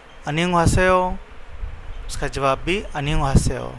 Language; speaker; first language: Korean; non-native, fluent; Urdu